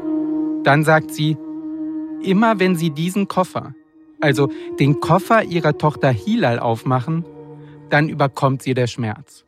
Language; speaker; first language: German; native; German